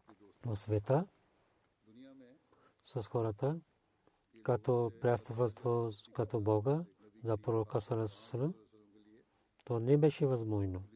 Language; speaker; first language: Bulgarian; non-native, learner; Urdu